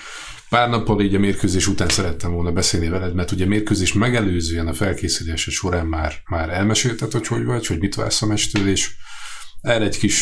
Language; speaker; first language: Hungarian; native; Hungarian